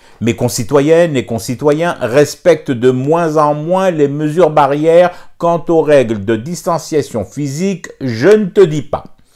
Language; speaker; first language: French; non-native, local second language; Arabic